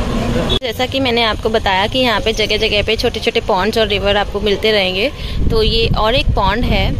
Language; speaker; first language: Hindi; native; Hindi